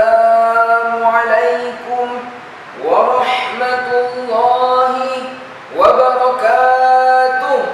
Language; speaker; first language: Arabic; non-native, learner; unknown